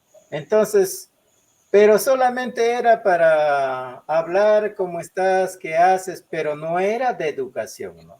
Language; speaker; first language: Spanish; non-native, local second language; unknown